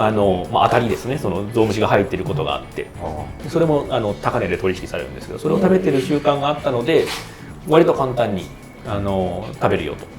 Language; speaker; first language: Japanese; native; Japanese